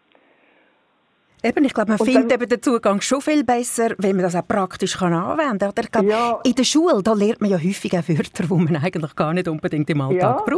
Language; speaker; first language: German; native; German